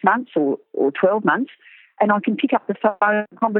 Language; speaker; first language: English; native; English